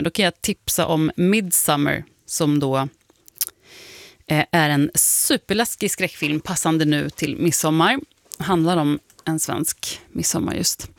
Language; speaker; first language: Swedish; native; Swedish